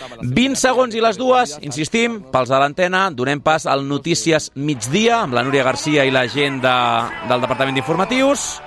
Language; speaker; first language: Catalan; native; Catalan